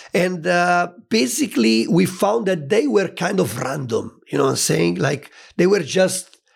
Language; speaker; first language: English; non-native, fluent; Italian